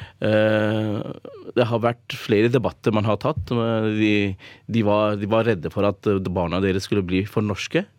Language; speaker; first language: Norwegian; early bilingual, other home language; Urdu